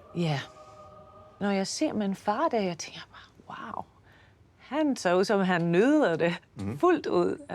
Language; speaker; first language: Danish; non-native, fluent; English